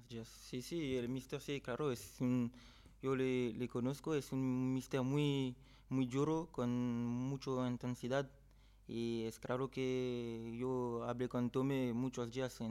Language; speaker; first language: Spanish; non-native, fluent; French